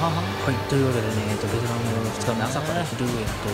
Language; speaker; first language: Japanese; native; Japanese